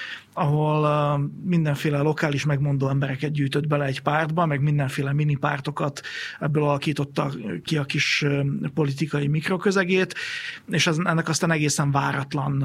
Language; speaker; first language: Hungarian; native; Hungarian